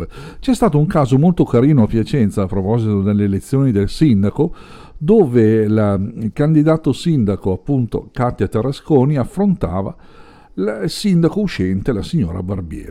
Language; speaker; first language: Italian; native; Italian